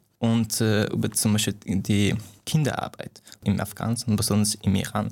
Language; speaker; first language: German; non-native, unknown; Persian